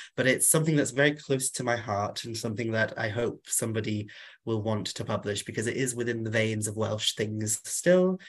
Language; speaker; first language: English; non-native, local second language; Welsh